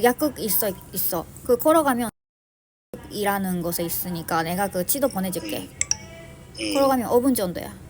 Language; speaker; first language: Korean; non-native, learner; Japanese